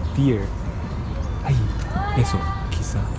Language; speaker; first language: Spanish; non-native, learner; Japanese